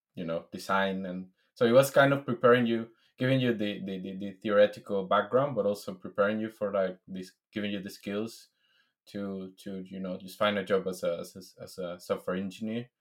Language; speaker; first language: English; non-native, fluent; Spanish